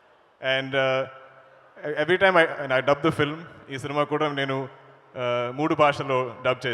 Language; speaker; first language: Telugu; non-native, learner; Malayalam